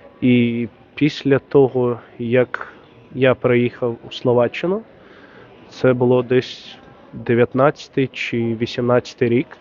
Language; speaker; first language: Ukrainian; native; Ukrainian